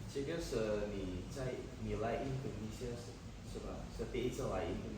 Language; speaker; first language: Chinese; non-native, learner; Indonesian